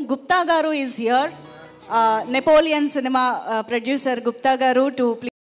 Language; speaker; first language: Telugu; native; Telugu